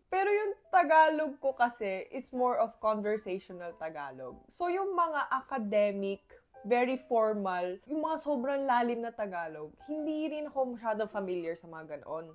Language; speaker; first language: Filipino; early bilingual, other home language; Korean